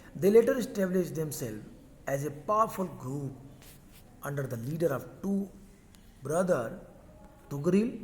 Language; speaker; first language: English; non-native, local second language; Hindi